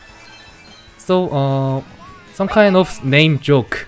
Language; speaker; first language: English; non-native, learner; Korean